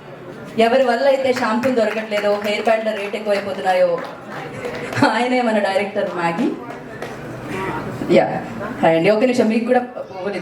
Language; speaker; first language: Telugu; native; Telugu